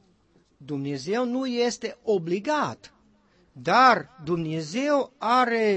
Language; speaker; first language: Romanian; non-native, learner; English